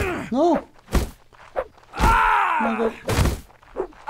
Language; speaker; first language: English; non-native, fluent; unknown